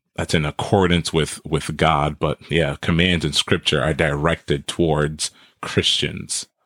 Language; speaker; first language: English; native; English